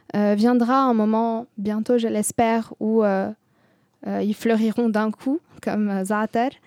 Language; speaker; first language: French; non-native, fluent; Arabic